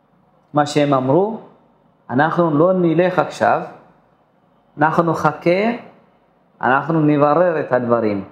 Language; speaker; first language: Hebrew; non-native, fluent; Amharic